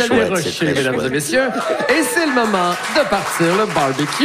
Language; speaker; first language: French; native; French